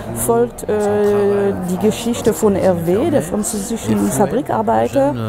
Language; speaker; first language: German; non-native, fluent; Arabic